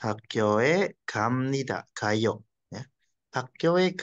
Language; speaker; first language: Korean; non-native, fluent; Indonesian